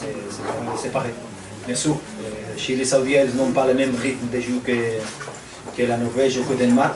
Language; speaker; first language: French; non-native, fluent; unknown